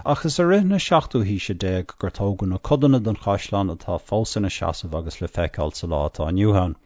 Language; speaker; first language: Irish; non-native, local second language; English